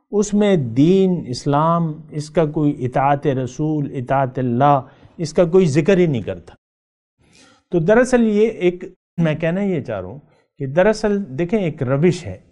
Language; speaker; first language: Urdu; native; Urdu